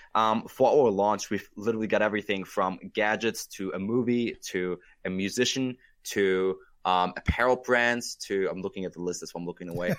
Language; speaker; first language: English; non-native, fluent; German